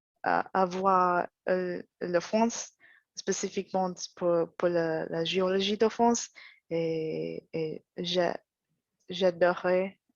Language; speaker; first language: French; non-native, learner; English